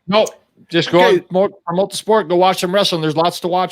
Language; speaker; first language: English; native; English